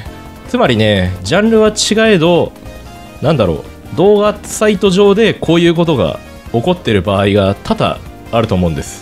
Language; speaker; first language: Japanese; native; Japanese